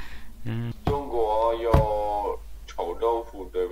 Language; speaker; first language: Chinese; non-native, learner; English